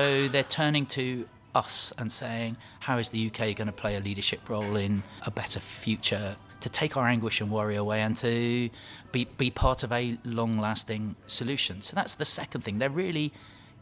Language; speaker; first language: English; native; English